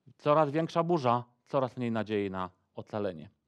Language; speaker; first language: Polish; native; Polish